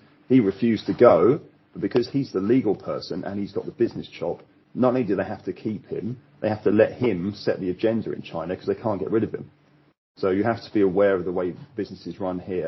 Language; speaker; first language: English; native; English